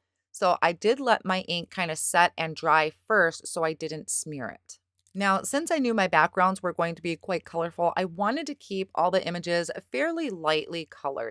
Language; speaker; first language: English; native; English